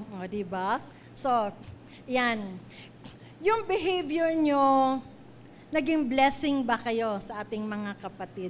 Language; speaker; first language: Filipino; non-native, local second language; Cebuano